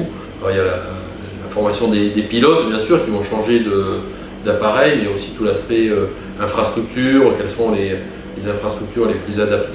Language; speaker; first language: French; native; French